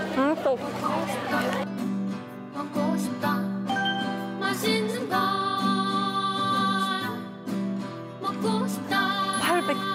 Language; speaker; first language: Korean; non-native, learner; Japanese